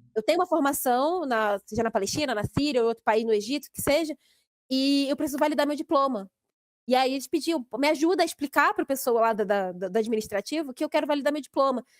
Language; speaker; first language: Portuguese; native; Portuguese